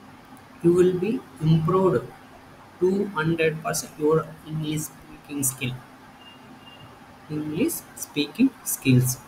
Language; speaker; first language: English; non-native, learner; Telugu